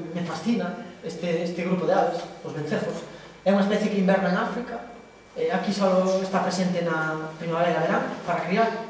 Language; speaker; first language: Spanish; non-native, local second language; Galician